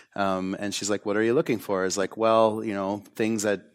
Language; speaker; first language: English; native; English